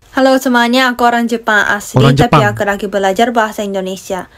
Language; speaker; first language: Indonesian; non-native, learner; Japanese